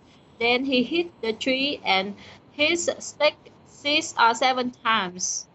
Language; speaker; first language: English; non-native, learner; Vietnamese